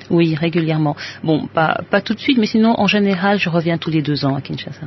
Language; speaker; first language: French; native; French